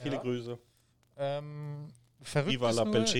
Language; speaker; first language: German; native; German